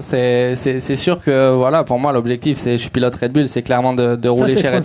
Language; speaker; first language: French; native; French